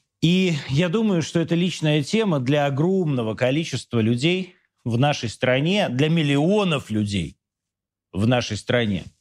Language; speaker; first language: Russian; native; Russian